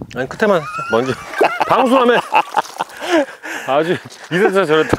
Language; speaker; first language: Korean; native; Korean